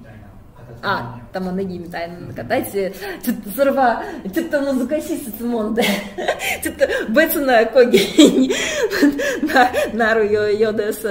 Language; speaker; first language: Japanese; non-native, fluent; Russian